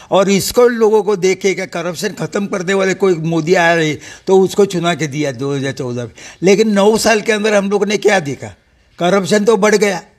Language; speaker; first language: Hindi; non-native, local second language; Marathi